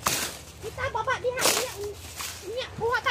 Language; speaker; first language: Cebuano; non-native, local second language; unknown